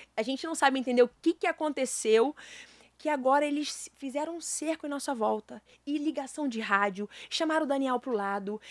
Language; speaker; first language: Portuguese; native; Portuguese